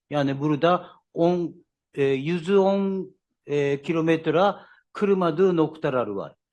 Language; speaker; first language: Turkish; non-native, learner; Japanese